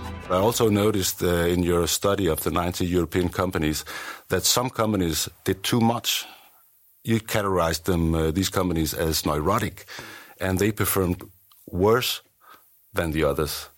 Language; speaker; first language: English; non-native, fluent; Danish